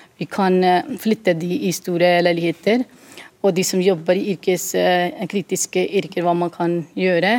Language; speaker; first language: Norwegian; non-native, fluent; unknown